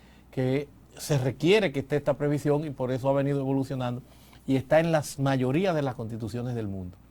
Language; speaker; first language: Spanish; native; Spanish